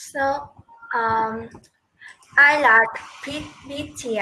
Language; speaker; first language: English; non-native, learner; Vietnamese